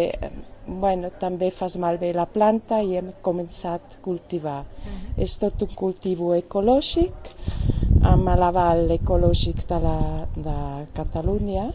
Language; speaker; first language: Catalan; non-native, fluent; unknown